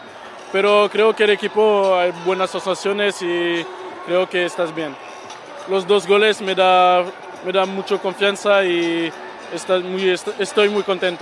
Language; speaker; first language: Spanish; non-native, fluent; French